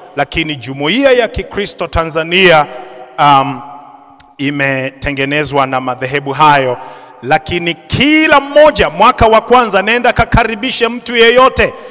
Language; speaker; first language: Swahili; native; Swahili